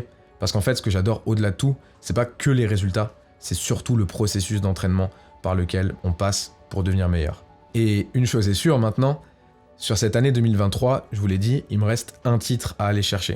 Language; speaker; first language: French; native; French